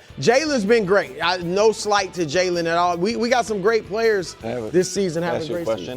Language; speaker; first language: English; native; English